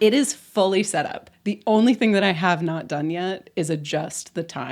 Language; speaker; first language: English; native; English